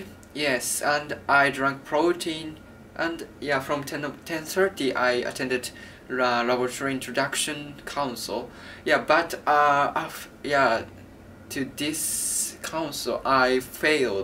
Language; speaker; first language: English; non-native, learner; Japanese